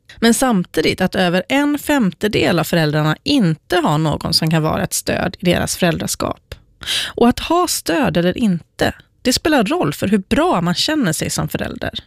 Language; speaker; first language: Swedish; native; Swedish